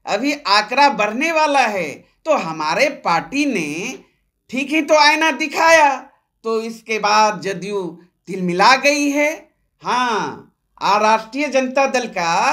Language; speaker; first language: Hindi; native; Hindi